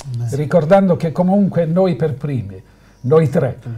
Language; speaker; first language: Italian; native; Italian